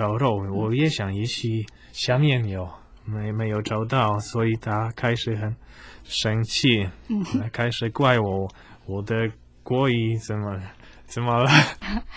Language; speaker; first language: Chinese; non-native, fluent; Polish